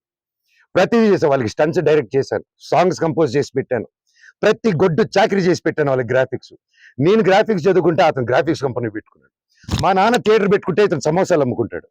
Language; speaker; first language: Telugu; native; Telugu